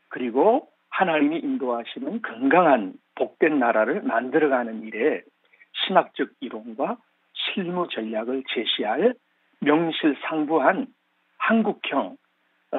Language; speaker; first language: Korean; native; Korean